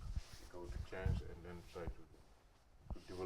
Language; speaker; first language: English; non-native, learner; Wolof